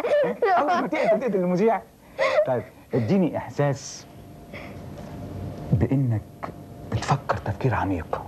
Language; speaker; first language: Arabic; native; Arabic